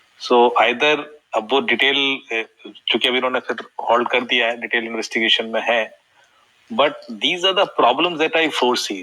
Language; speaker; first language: Hindi; native; Hindi